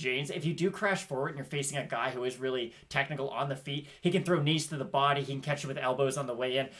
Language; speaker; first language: English; native; English